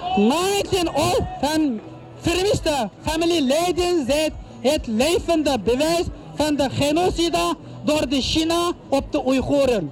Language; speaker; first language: Dutch; non-native, learner; Uyghur